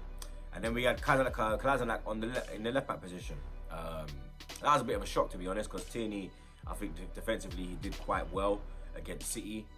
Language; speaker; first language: English; native; English